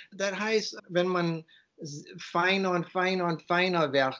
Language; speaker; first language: German; early bilingual, heritage; German